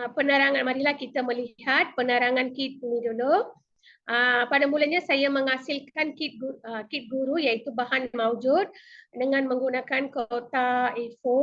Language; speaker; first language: Malay; non-native, local second language; Tamil